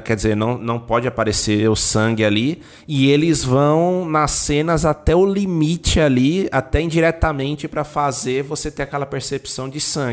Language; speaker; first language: Portuguese; native; Portuguese